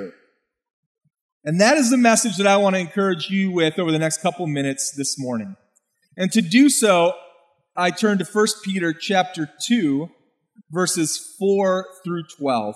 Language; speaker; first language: English; native; English